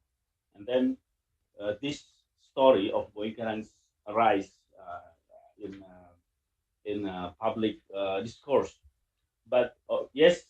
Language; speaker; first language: English; non-native, learner; Indonesian